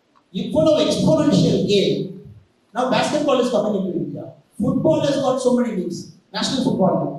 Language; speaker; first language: English; non-native, local second language; Tamil